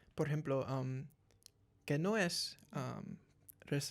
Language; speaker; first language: Spanish; early bilingual, heritage; English